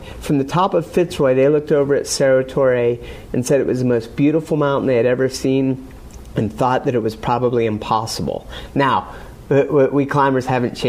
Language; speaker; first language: English; native; English